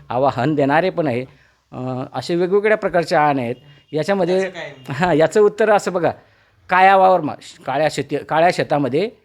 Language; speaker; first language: Marathi; native; Marathi